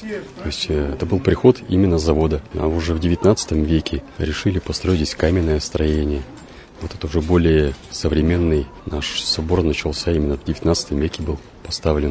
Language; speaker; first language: Russian; native; Russian